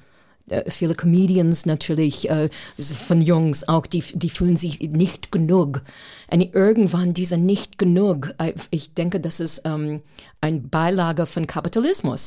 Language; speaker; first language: German; non-native, fluent; English